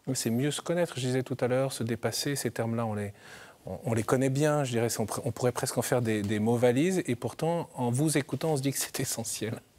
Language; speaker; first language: French; native; French